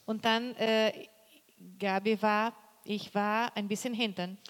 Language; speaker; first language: German; non-native, fluent; Portuguese